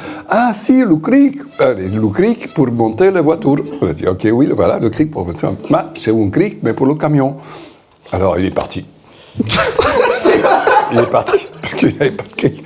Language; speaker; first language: French; native; French